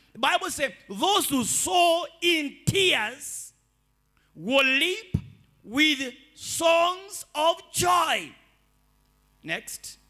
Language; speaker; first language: English; non-native, local second language; Swahili